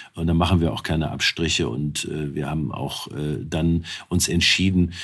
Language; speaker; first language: German; native; German